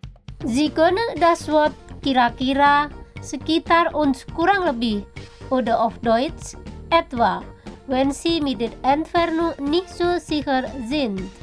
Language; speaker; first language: German; non-native, fluent; Indonesian